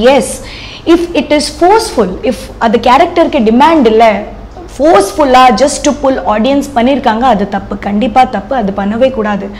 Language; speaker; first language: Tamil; non-native, fluent; Odia